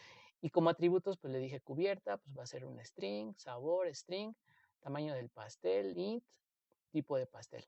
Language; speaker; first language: Spanish; native; Spanish